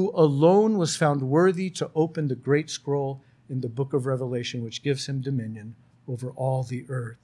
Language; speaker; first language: English; native; English